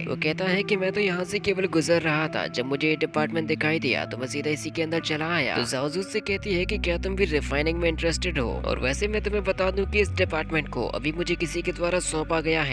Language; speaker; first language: Hindi; native; Hindi